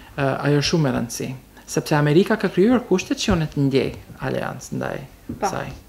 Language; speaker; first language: Albanian; early bilingual, heritage; Albanian